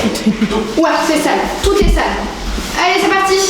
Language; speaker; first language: French; native; French